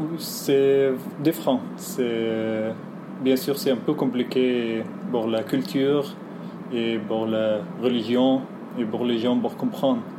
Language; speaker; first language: French; non-native, learner; Arabic